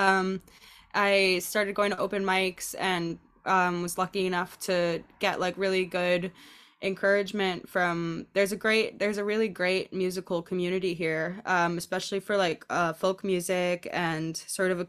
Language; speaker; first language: English; native; English